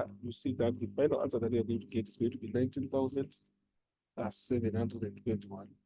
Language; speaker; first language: English; non-native, local second language; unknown